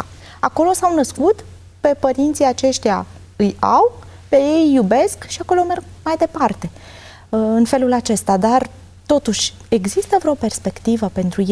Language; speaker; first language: Romanian; native; Romanian